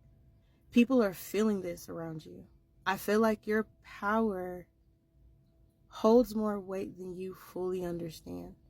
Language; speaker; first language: English; native; English